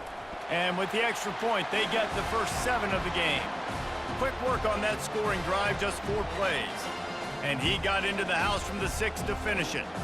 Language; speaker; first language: English; native; English